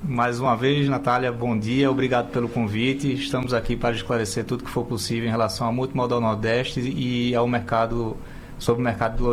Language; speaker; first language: Portuguese; native; Portuguese